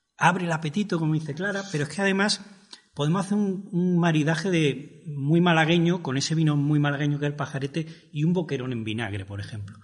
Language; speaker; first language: Spanish; native; Spanish